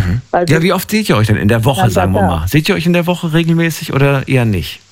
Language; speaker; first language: German; native; German